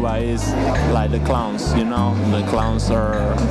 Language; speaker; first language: English; non-native, learner; Spanish